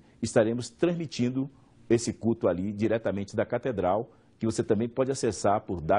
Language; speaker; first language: Portuguese; native; Portuguese